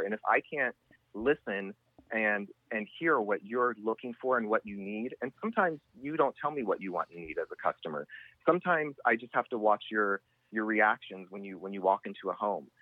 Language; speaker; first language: English; native; English